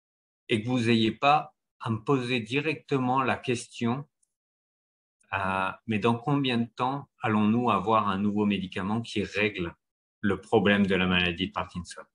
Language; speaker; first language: French; native; French